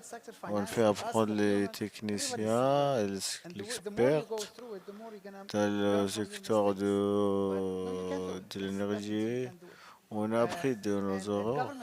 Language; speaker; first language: French; non-native, learner; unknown